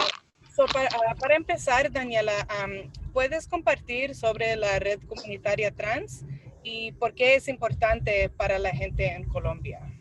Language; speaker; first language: Spanish; early bilingual, heritage; Spanish